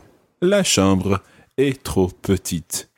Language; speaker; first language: French; non-native, fluent; English